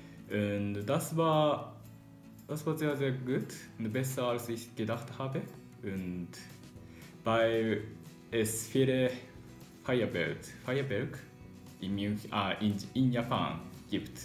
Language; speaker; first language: German; non-native, learner; Japanese